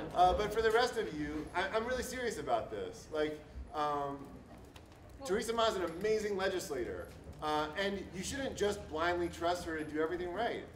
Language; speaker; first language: English; native; English